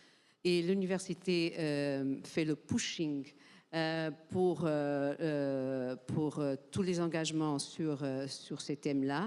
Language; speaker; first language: French; non-native, fluent; Portuguese